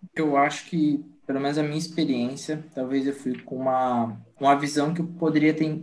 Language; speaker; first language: Portuguese; native; Portuguese